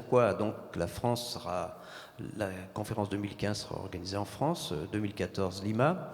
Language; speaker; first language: French; native; French